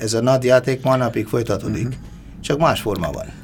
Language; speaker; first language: Hungarian; non-native, fluent; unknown